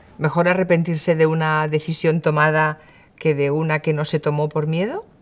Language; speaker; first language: Spanish; native; Spanish